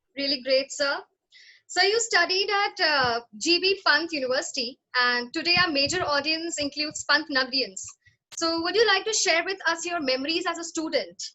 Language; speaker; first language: English; non-native, local second language; Hindi